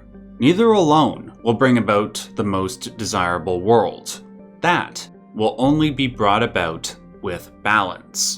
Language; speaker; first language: English; native; English